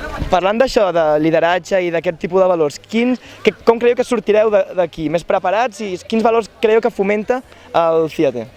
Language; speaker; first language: Catalan; native; Catalan